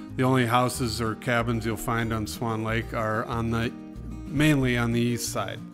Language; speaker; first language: English; native; English